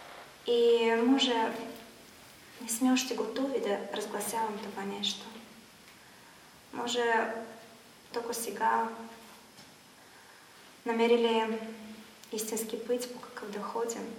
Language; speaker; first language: Bulgarian; non-native, fluent; Russian